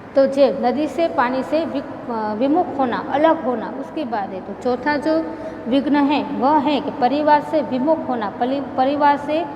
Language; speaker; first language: Hindi; non-native, local second language; Gujarati